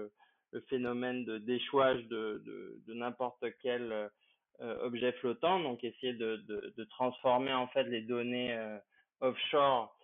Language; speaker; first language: French; native; French